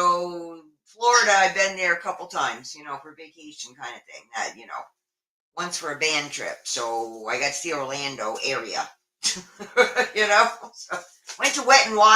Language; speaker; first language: English; native; English